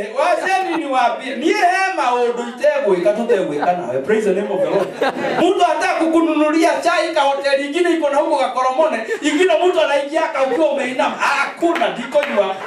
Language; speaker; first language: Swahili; non-native, local second language; Kikuyu